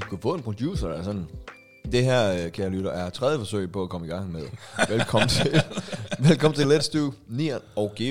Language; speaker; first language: Danish; native; Danish